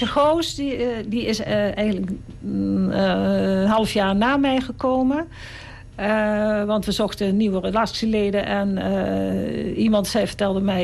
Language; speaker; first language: Dutch; native; Dutch